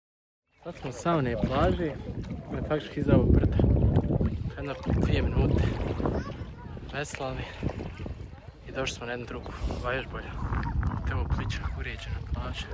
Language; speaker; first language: Bosnian; native; Bosnian